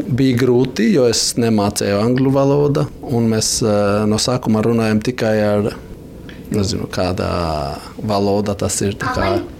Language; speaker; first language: Latvian; non-native, fluent; Albanian